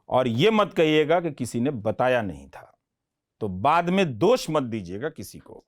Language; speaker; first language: Hindi; non-native, local second language; Bhojpuri